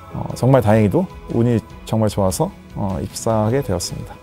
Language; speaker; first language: Korean; native; Korean